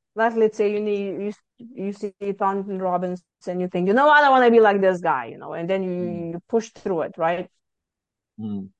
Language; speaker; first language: English; non-native, fluent; Lithuanian